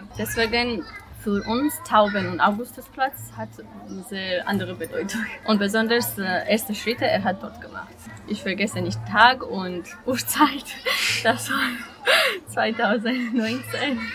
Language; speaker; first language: German; non-native, learner; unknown